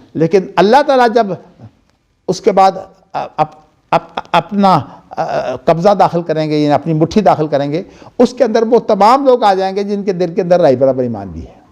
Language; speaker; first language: Urdu; non-native, local second language; Punjabi